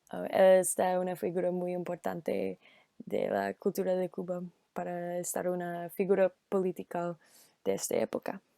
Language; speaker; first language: Spanish; non-native, learner; English